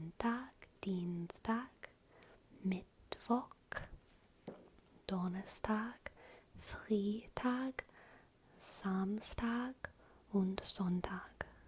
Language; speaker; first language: German; non-native, learner; English